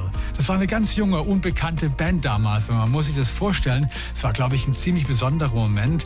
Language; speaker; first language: German; native; German